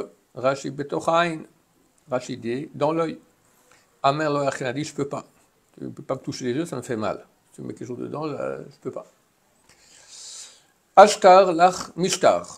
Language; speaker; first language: French; native; French